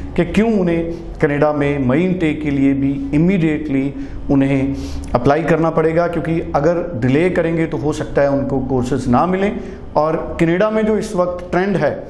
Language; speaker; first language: Hindi; non-native, local second language; Punjabi